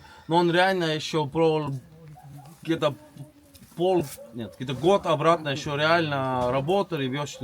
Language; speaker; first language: Russian; non-native, fluent; Estonian